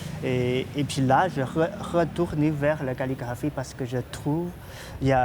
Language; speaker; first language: French; non-native, fluent; Chinese